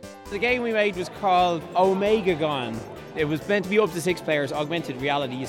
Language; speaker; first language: English; native; English